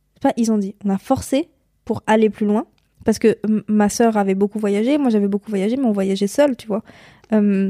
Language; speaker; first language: French; native; French